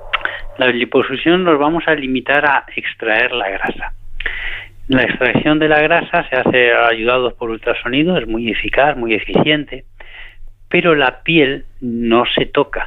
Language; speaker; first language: Spanish; native; Spanish